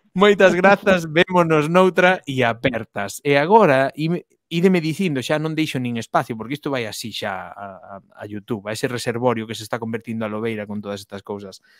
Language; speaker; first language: Galician; native; Galician